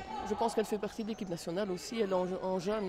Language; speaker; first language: French; native; French